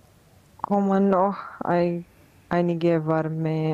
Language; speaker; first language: German; non-native, learner; Romanian